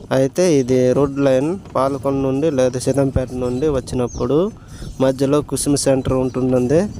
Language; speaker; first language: Telugu; non-native, local second language; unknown